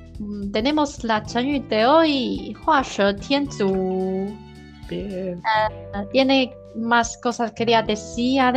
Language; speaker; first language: Spanish; non-native, learner; Chinese